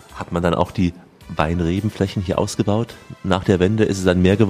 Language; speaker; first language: German; native; German